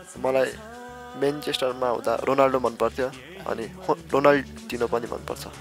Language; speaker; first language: Nepali; early bilingual, heritage; Nepali